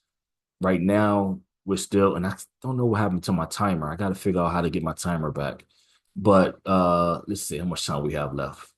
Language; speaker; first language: English; native; English